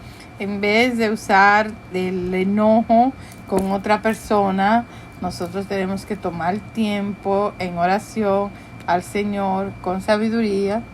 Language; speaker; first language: Spanish; early bilingual, heritage; Spanish